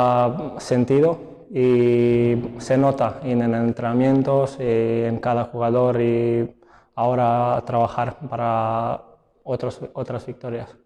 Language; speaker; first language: Spanish; non-native, learner; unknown